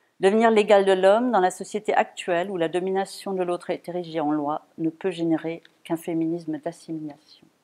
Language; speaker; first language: French; non-native, fluent; German